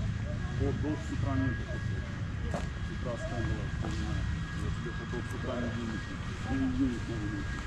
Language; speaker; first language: Russian; native; Russian